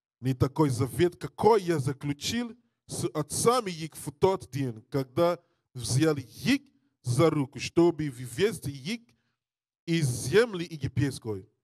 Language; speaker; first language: Russian; non-native, learner; English